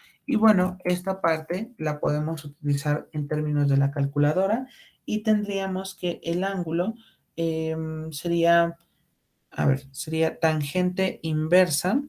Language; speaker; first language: Spanish; native; Spanish